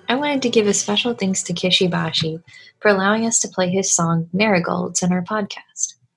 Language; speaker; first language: English; native; English